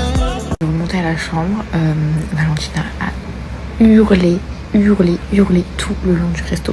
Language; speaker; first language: French; native; French